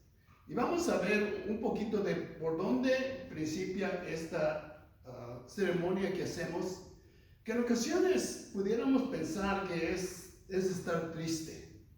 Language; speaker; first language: Spanish; native; Spanish